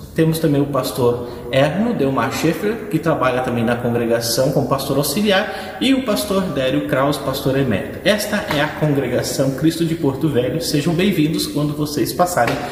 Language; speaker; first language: Portuguese; native; Portuguese